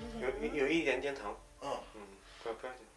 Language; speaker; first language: Chinese; non-native, local second language; Korean